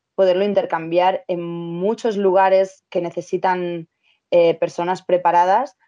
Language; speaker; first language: Spanish; native; Spanish